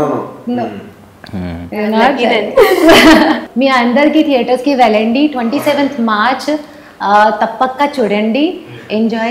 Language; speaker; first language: Telugu; non-native, learner; Hindi